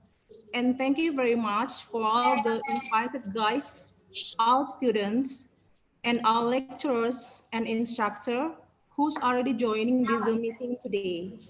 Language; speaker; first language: English; non-native, learner; Indonesian